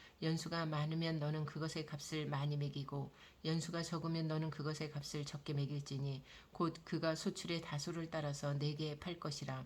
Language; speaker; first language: Korean; native; Korean